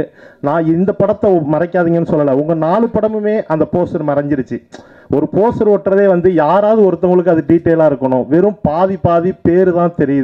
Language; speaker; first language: Tamil; native; Tamil